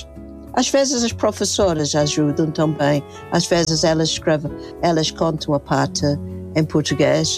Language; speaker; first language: Portuguese; non-native, fluent; English